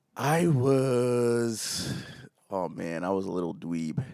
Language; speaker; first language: English; early bilingual, other home language; Akan